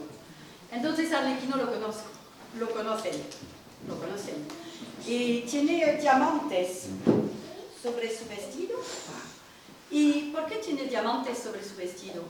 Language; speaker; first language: Spanish; non-native, learner; French